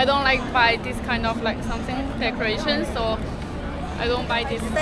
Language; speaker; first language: English; non-native, learner; Chinese